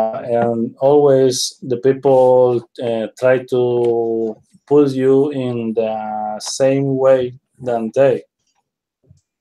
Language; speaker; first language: English; non-native, learner; Spanish